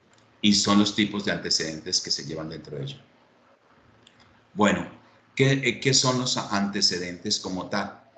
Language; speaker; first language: Spanish; native; Spanish